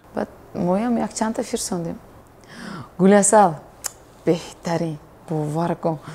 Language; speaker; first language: Tajik; non-native, local second language; Uzbek